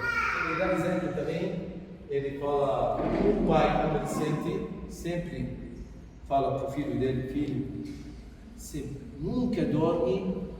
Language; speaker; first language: Portuguese; non-native, fluent; Arabic